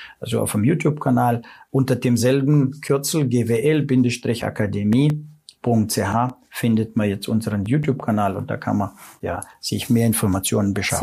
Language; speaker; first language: German; non-native, fluent; Russian